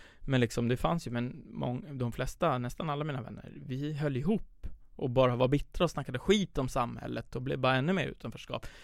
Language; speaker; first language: Swedish; early bilingual, other home language; Persian